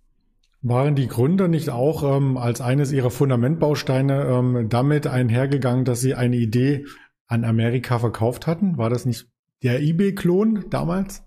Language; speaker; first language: German; native; German